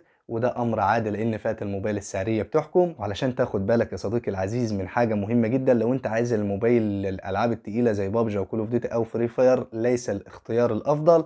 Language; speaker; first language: Arabic; native; Arabic